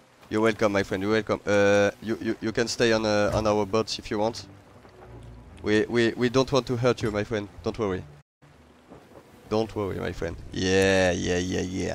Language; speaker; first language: English; non-native, learner; French